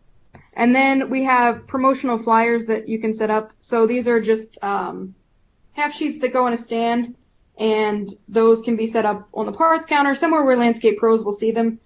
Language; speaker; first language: English; native; English